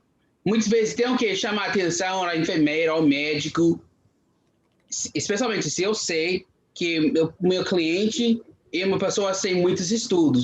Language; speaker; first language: Portuguese; non-native, fluent; English